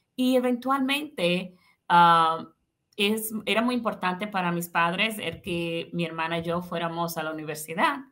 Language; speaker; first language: Spanish; native; Spanish